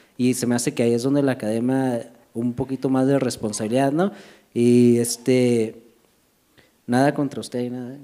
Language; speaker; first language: Spanish; early bilingual, heritage; Spanish